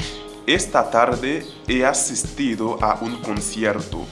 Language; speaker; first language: Spanish; non-native, fluent; Haitian Creole